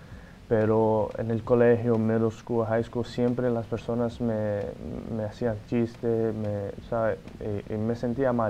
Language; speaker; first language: Spanish; non-native, fluent; Portuguese